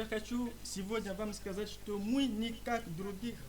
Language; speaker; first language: Russian; non-native, learner; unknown